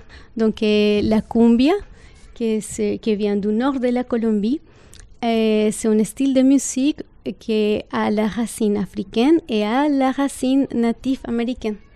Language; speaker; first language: French; non-native, fluent; Spanish